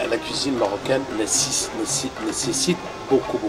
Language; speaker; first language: French; non-native, local second language; Arabic